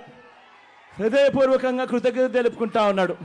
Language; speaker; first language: Telugu; native; Telugu